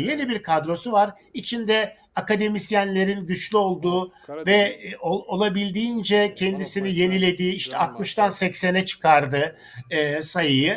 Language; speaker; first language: Turkish; native; Turkish